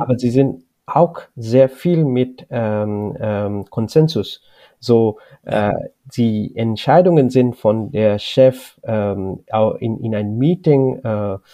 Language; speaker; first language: German; non-native, learner; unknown